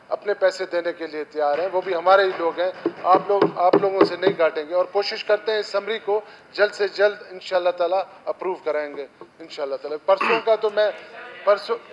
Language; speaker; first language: Urdu; non-native, local second language; Baluchi